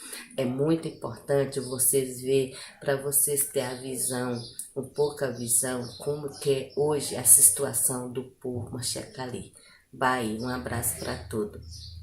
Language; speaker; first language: Portuguese; non-native, local second language; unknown